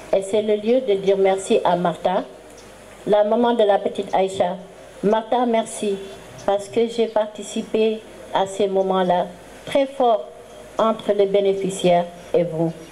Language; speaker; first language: French; non-native, local second language; Wolof